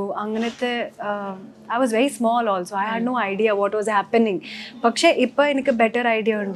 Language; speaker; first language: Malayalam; non-native, local second language; Hindi